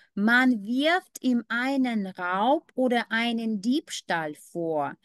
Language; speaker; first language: German; non-native, fluent; Ukrainian